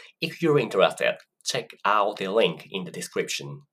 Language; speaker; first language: English; non-native, fluent; Japanese